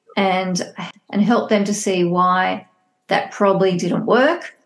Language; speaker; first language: English; native; English